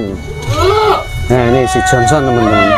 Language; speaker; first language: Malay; non-native, local second language; Javanese